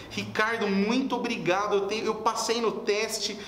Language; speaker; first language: Portuguese; native; Portuguese